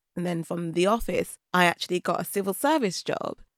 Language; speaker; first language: English; native; English